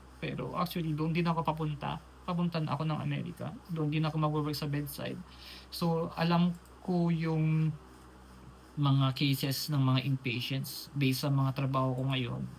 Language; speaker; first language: Filipino; native; Filipino